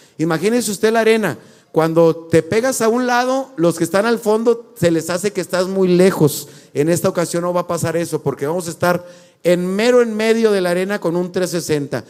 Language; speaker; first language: Spanish; native; Spanish